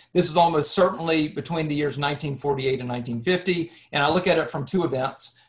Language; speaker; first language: English; native; English